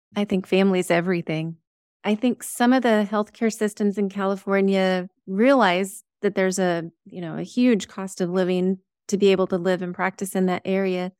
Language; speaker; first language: English; native; English